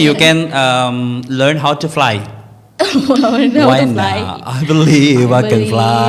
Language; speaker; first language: English; non-native, learner; Indonesian